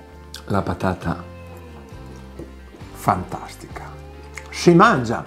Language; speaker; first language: Italian; native; Italian